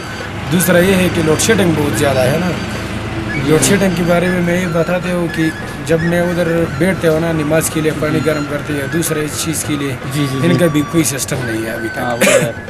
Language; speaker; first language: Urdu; non-native, local second language; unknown